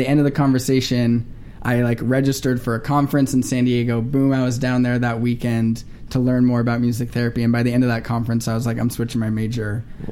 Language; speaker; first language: English; native; English